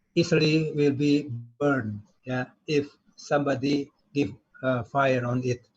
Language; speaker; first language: English; non-native, learner; Indonesian